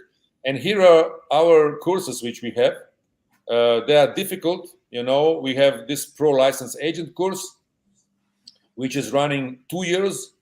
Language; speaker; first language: English; non-native, learner; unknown